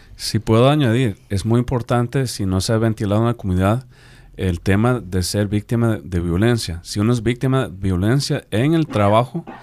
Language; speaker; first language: Spanish; non-native, fluent; English